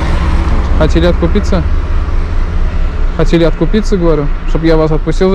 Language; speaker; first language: Russian; native; Russian